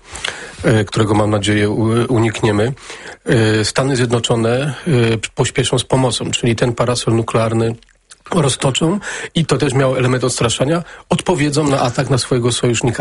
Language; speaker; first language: Polish; native; Polish